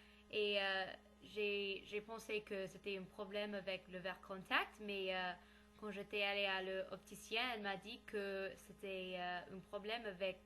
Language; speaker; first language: French; non-native, learner; English